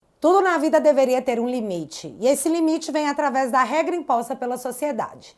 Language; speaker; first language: Portuguese; native; Portuguese